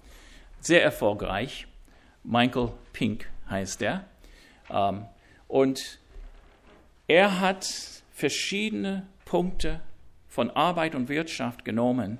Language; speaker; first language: German; non-native, fluent; English